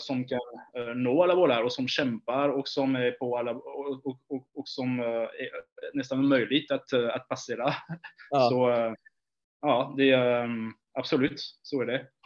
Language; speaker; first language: Swedish; non-native, fluent; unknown